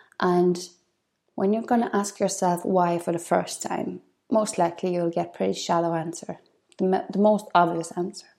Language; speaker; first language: English; non-native, fluent; Polish